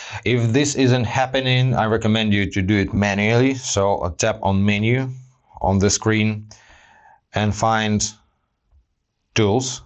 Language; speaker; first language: English; non-native, fluent; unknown